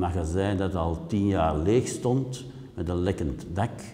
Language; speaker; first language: Dutch; native; Dutch